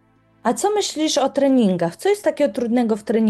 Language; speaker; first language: Polish; native; Polish